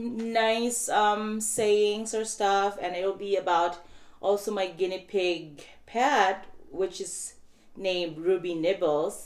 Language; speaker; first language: English; non-native, local second language; Cebuano